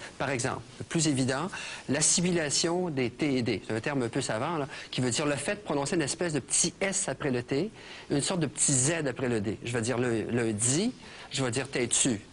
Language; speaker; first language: French; native; French